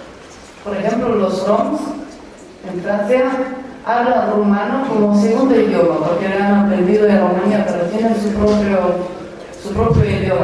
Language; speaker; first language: Spanish; non-native, fluent; Romanian